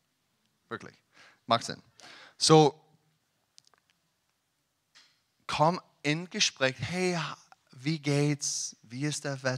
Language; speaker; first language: German; non-native, learner; English